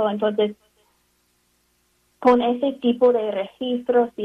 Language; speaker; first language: Spanish; non-native, fluent; English